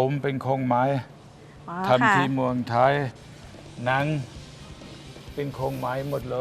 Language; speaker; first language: Thai; non-native, fluent; German